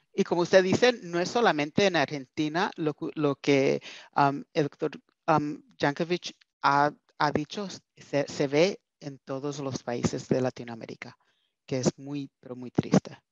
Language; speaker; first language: Spanish; early bilingual, heritage; Spanish